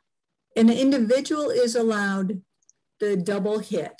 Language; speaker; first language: English; native; English